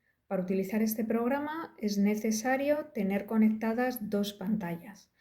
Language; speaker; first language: Spanish; native; Spanish